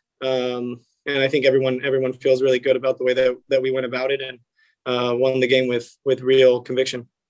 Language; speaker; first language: English; early bilingual, other home language; Spanish